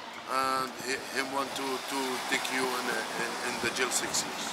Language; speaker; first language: English; non-native, learner; Arabic